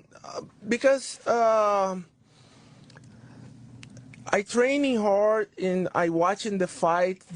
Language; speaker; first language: English; non-native, learner; Portuguese